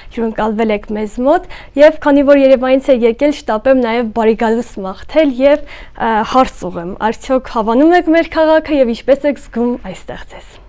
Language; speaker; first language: Armenian; native; Armenian